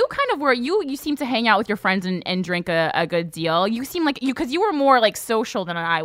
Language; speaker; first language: English; native; English